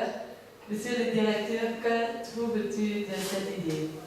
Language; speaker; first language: French; non-native, learner; Dutch